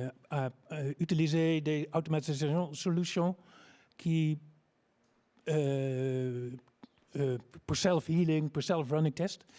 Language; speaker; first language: French; non-native, learner; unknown